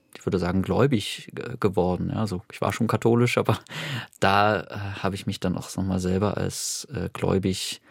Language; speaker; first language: German; native; German